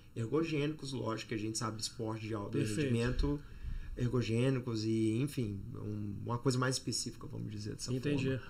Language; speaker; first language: Portuguese; native; Portuguese